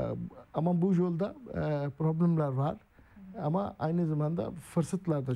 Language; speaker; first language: Turkish; non-native, learner; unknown